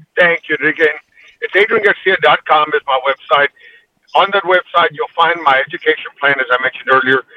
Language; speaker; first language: English; early bilingual, other home language; Spanish